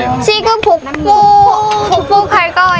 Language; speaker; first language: Korean; non-native, learner; Vietnamese